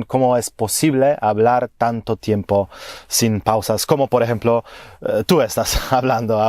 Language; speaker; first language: Spanish; non-native, fluent; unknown